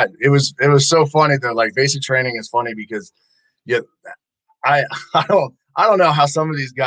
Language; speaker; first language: English; native; English